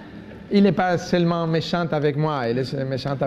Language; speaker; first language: French; non-native, fluent; Spanish